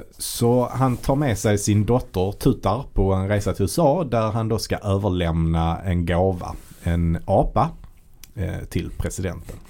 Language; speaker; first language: Swedish; native; Swedish